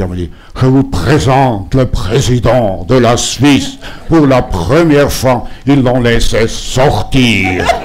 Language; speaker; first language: French; non-native, local second language; German